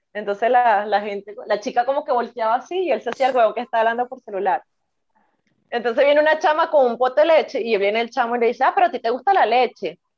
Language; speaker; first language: Spanish; native; Spanish